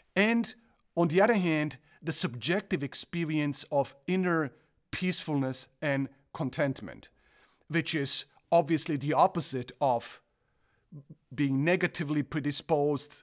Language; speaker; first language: English; non-native, fluent; Croatian